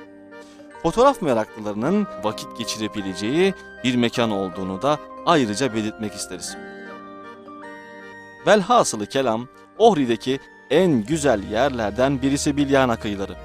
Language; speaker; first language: Turkish; native; Turkish